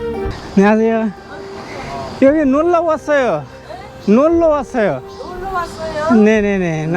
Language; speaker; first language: Korean; non-native, learner; Bangla